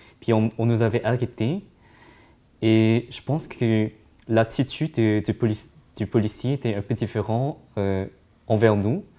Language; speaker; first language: French; early bilingual, other home language; Korean